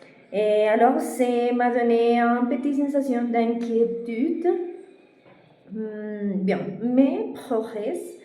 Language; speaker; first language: French; non-native, fluent; Spanish